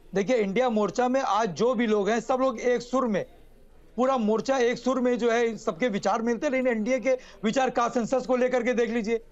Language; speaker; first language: Hindi; native; Hindi